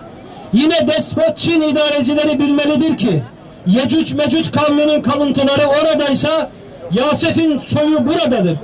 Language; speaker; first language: Turkish; native; Turkish